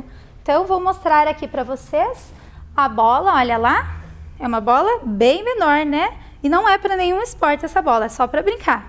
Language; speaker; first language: Portuguese; native; Portuguese